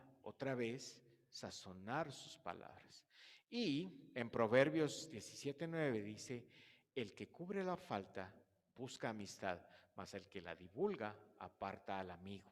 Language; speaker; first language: Spanish; native; Spanish